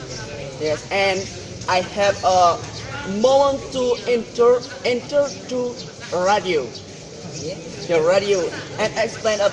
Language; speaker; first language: English; non-native, learner; Indonesian